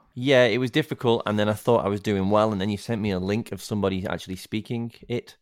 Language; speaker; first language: English; native; English